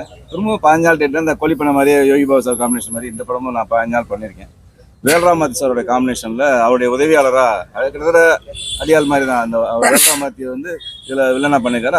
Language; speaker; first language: Tamil; native; Tamil